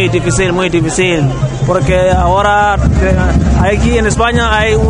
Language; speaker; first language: Spanish; non-native, learner; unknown